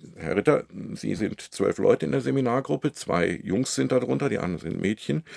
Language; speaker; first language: German; native; German